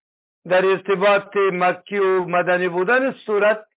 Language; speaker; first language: Persian; native; Persian